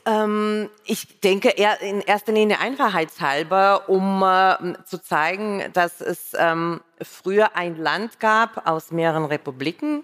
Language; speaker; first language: German; non-native, fluent; Russian